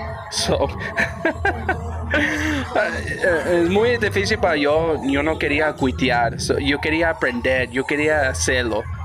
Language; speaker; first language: Spanish; early bilingual, heritage; English